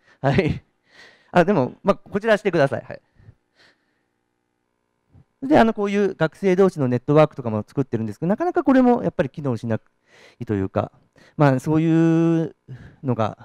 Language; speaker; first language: Japanese; native; Japanese